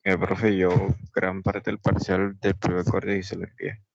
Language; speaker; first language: Spanish; native; Spanish